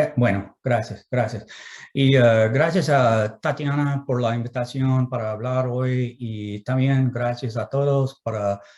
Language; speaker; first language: Spanish; non-native, fluent; English